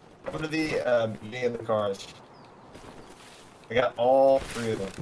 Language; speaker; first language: English; native; English